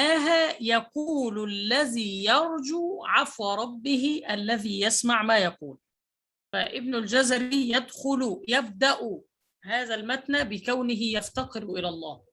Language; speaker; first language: Arabic; native; Arabic